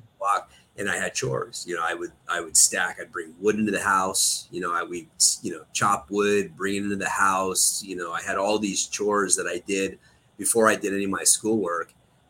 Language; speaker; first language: English; native; English